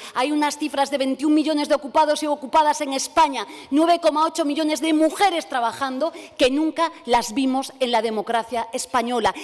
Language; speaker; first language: Spanish; native; Spanish